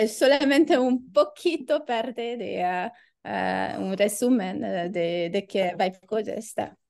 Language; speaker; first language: Spanish; non-native, learner; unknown